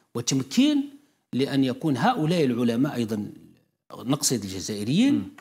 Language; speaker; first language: Arabic; native; Arabic